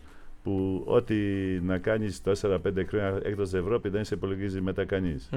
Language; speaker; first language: Greek; non-native, fluent; Polish